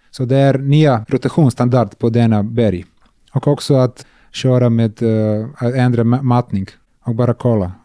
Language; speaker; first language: Swedish; non-native, learner; Serbian